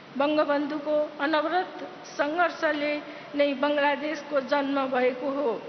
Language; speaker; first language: Nepali; native; Nepali